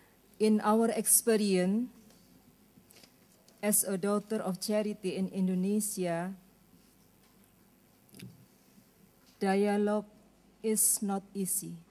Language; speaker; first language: English; non-native, learner; Indonesian